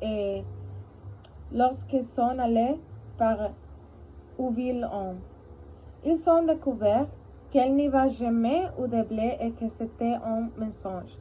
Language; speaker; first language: French; non-native, learner; Spanish